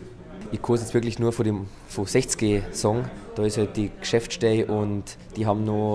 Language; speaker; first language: German; native; German